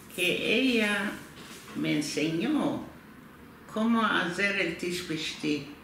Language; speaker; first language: Spanish; early bilingual, heritage; Turkish